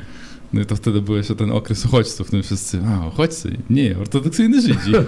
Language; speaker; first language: Polish; non-native, fluent; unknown